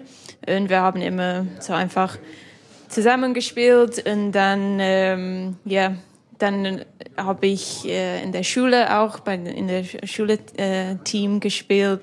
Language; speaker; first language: German; non-native, fluent; English